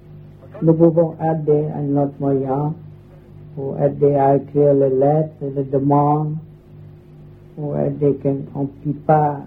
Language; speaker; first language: French; non-native, learner; Vietnamese